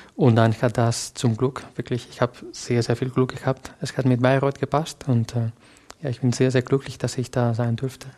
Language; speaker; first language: German; non-native, fluent; Catalan